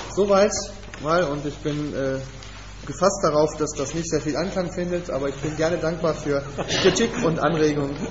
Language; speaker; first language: German; native; German